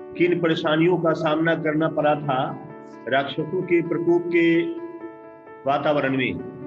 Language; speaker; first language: Hindi; native; Hindi